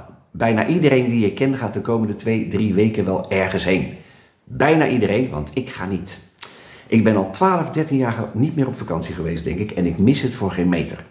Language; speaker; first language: Dutch; native; Dutch